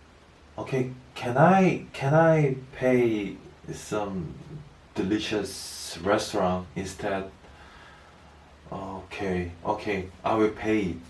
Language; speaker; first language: English; non-native, learner; Korean